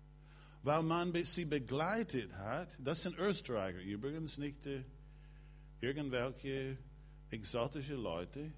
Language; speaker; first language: German; non-native, fluent; English